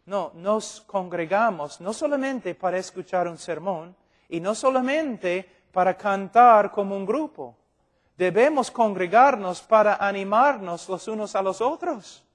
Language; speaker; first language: Spanish; non-native, fluent; English